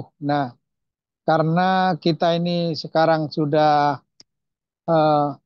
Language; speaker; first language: Indonesian; native; Indonesian